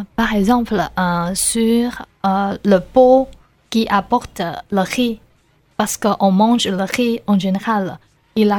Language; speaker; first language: French; non-native, learner; Chinese